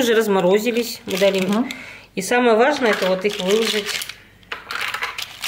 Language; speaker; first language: Russian; native; Russian